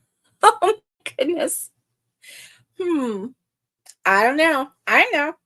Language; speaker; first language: English; native; English